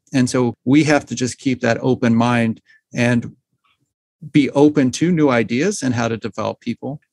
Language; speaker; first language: English; native; English